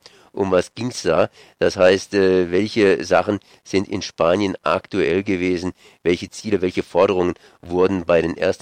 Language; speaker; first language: German; native; German